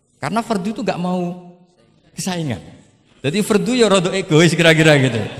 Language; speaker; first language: Indonesian; non-native, local second language; Javanese